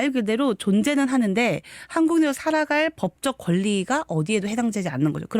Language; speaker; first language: Korean; native; Korean